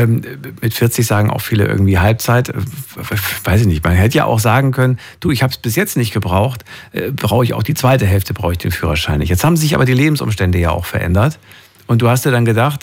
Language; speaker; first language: German; native; German